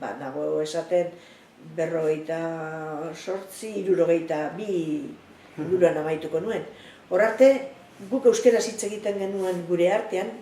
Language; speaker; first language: Basque; native; Basque